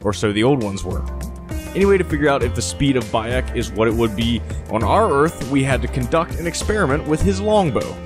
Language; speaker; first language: English; native; English